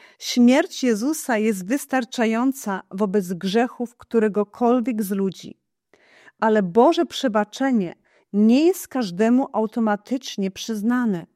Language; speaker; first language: Polish; non-native, fluent; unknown